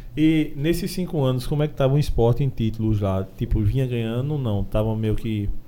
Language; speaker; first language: Portuguese; native; Portuguese